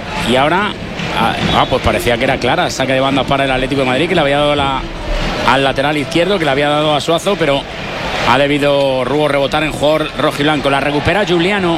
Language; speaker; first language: Spanish; native; Spanish